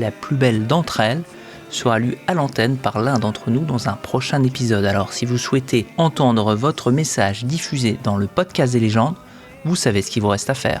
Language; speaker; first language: French; native; French